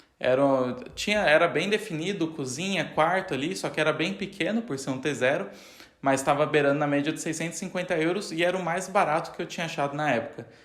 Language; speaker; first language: Portuguese; native; Portuguese